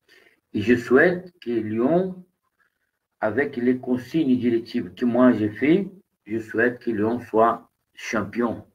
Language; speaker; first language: French; non-native, learner; Portuguese